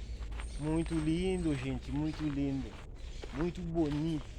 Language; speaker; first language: Portuguese; non-native, learner; Haitian Creole